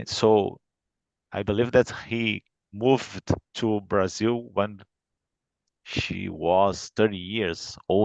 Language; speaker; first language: English; non-native, fluent; Portuguese